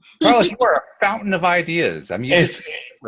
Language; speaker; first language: English; native; English